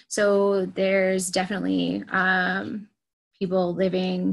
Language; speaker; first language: English; native; English